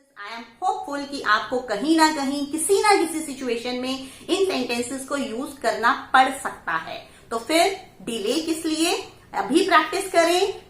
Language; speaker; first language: Hindi; native; Hindi